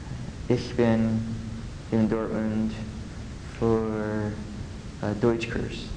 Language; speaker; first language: German; non-native, learner; English